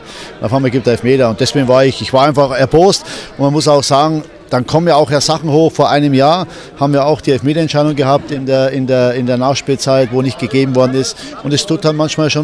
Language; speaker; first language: German; native; German